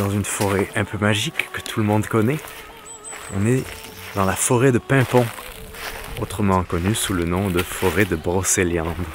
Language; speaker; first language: French; native; French